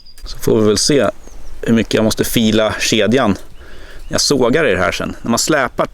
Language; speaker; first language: Swedish; native; Swedish